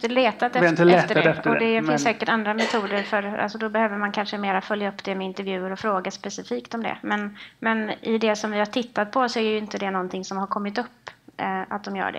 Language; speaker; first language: Swedish; native; Swedish